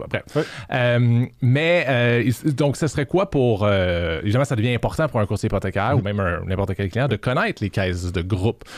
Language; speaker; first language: French; native; French